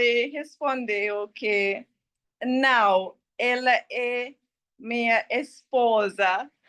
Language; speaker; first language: Portuguese; non-native, learner; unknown